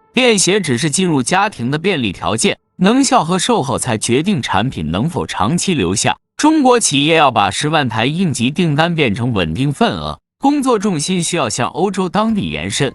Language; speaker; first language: Chinese; native; Chinese